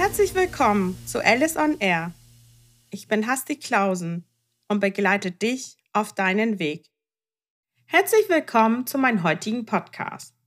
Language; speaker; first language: German; non-native, fluent; Persian